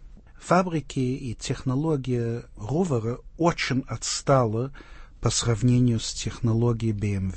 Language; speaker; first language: Russian; non-native, fluent; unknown